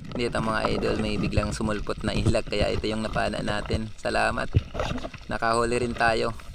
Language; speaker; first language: Filipino; non-native, local second language; Waray